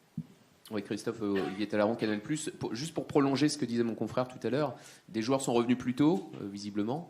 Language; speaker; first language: French; native; French